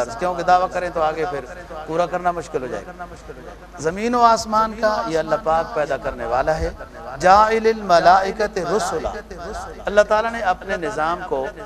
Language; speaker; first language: Urdu; non-native, local second language; Punjabi